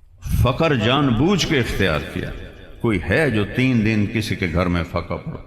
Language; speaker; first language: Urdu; non-native, local second language; Punjabi